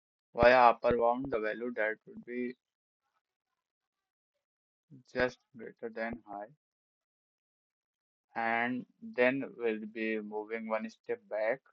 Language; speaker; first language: English; non-native, local second language; Hindi